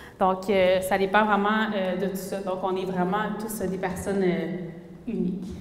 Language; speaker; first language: French; early bilingual, other home language; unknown